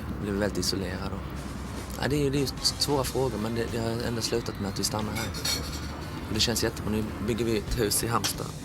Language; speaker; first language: Swedish; native; Swedish